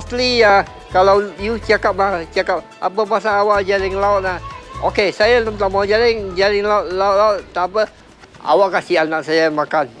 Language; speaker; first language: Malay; non-native, local second language; Chinese